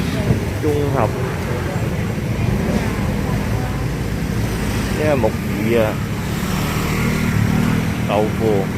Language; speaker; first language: Chinese; early bilingual, heritage; Cantonese